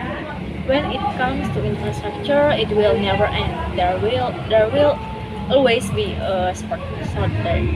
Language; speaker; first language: English; non-native, learner; Indonesian